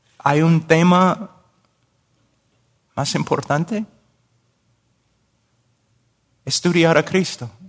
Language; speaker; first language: Spanish; non-native, fluent; English